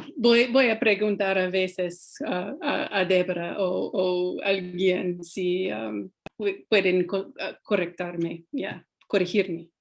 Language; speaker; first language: Spanish; non-native, fluent; English